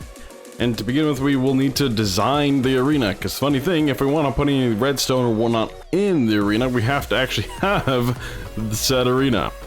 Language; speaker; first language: English; native; English